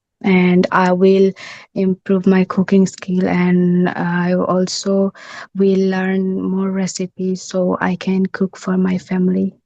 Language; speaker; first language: English; non-native, learner; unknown